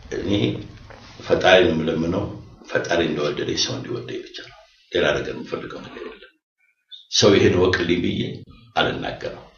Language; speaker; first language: Amharic; native; Amharic